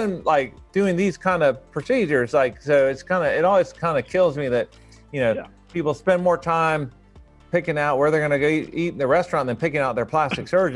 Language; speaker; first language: English; native; English